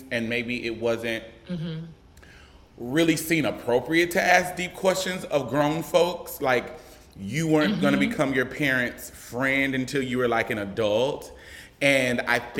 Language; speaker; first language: English; native; English